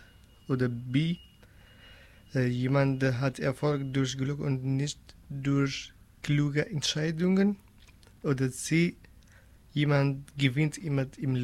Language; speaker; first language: German; non-native, learner; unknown